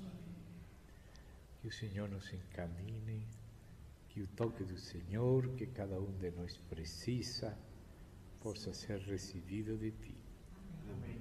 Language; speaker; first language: Portuguese; non-native, fluent; Spanish